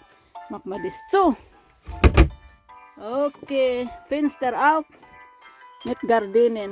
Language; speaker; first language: German; non-native, learner; Filipino